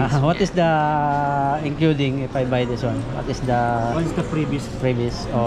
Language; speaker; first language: English; non-native, local second language; Filipino